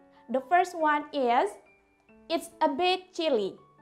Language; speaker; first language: English; non-native, fluent; Indonesian